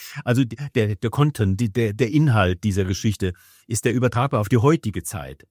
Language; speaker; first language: German; native; German